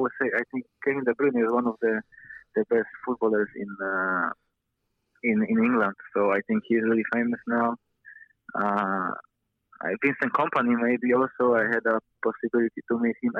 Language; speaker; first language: English; non-native, fluent; Polish